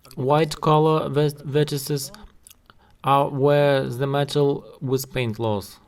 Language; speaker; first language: English; non-native, learner; Russian